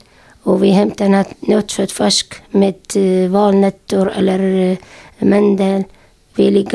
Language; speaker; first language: Swedish; non-native, learner; Syriac